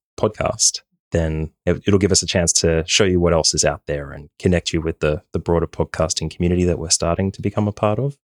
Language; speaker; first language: English; native; English